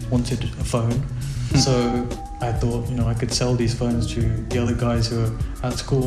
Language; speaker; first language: English; native; English